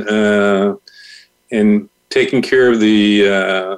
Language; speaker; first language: English; native; English